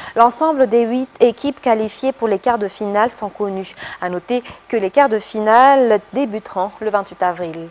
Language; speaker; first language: French; non-native, local second language; Malagasy